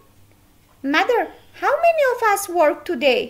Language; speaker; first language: English; non-native, fluent; Albanian